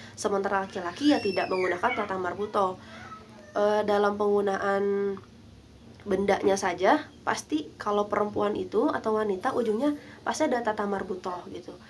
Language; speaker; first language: Indonesian; non-native, local second language; Sundanese